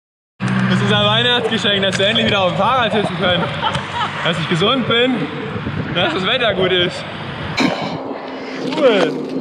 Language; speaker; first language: German; native; German